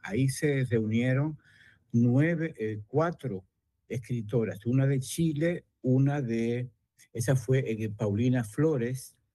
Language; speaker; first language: Spanish; native; Spanish